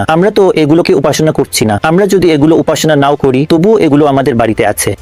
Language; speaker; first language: Bangla; non-native, fluent; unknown